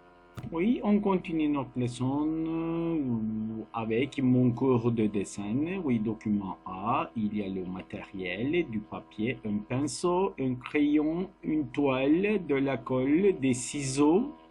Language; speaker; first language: French; non-native, learner; Turkish